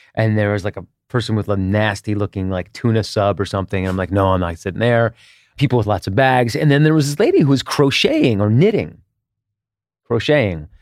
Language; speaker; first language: English; early bilingual, other home language; Hebrew